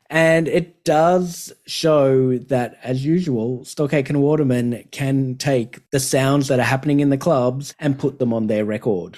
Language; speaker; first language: English; native; English